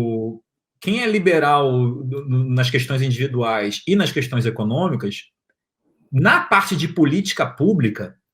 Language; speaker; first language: Portuguese; native; Portuguese